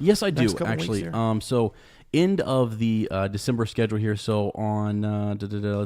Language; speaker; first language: English; native; English